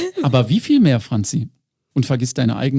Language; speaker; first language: German; native; German